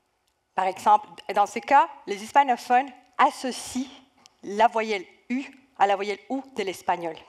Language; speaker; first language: French; non-native, fluent; Spanish